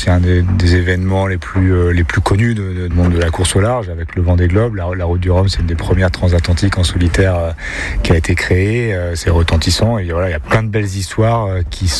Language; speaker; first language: French; native; French